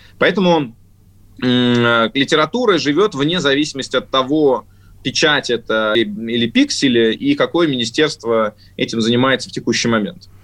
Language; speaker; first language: Russian; native; Russian